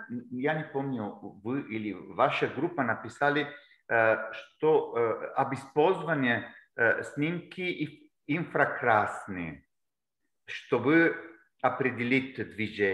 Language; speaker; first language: Russian; non-native, learner; Bulgarian